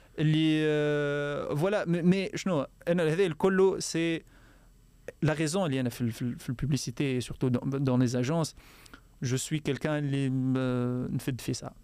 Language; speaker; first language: French; non-native, local second language; Arabic